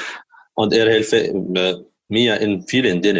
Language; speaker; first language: German; non-native, learner; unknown